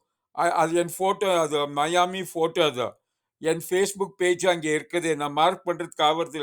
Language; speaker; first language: Tamil; non-native, learner; Kannada